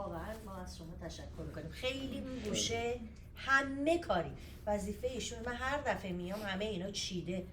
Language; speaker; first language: Persian; native; Persian